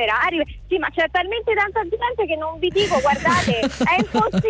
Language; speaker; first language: Italian; native; Italian